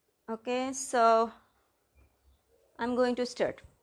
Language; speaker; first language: English; non-native, local second language; Bangla